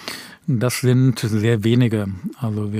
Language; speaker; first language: German; native; German